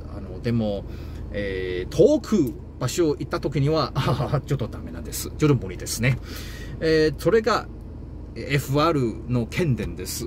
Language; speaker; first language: Japanese; non-native, learner; Chinese